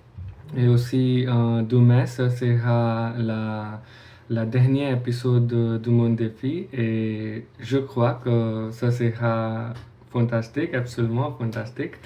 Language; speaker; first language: French; non-native, learner; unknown